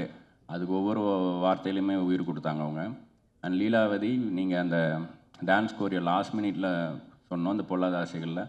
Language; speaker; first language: Tamil; native; Tamil